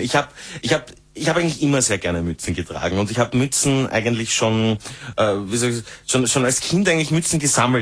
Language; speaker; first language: German; native; German